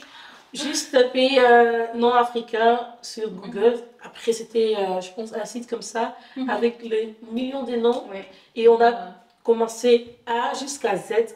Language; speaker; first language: French; non-native, fluent; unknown